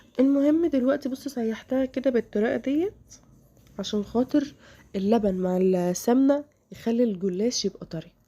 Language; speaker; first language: Arabic; native; Arabic